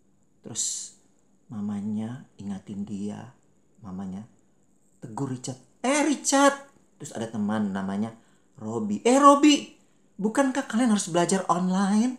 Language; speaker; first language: Malay; native; Malay